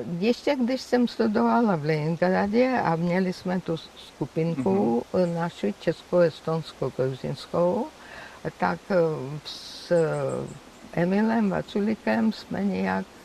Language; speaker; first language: Czech; non-native, fluent; Georgian